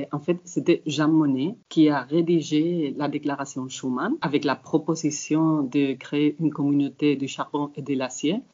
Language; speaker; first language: French; non-native, fluent; Spanish